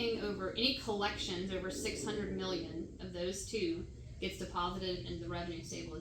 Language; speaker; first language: English; native; English